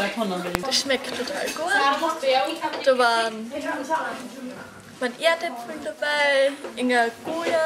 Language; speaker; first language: German; native; German